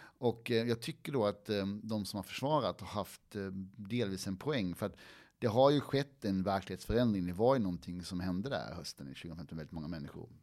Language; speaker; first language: Swedish; native; Swedish